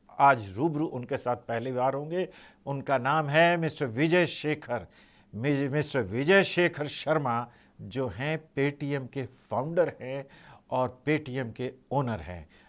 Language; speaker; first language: Hindi; native; Hindi